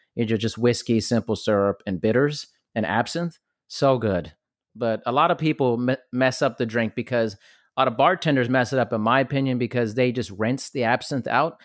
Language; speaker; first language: English; native; English